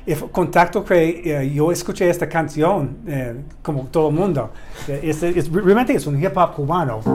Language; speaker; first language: Spanish; non-native, learner; English